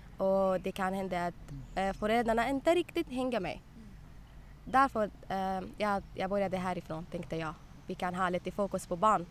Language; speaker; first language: Swedish; non-native, learner; Arabic